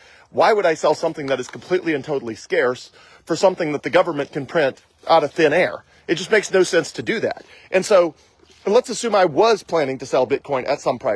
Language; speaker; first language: English; native; English